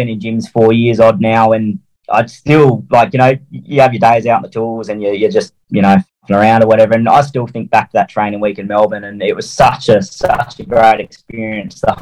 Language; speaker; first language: English; native; English